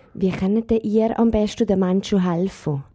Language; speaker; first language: German; native; German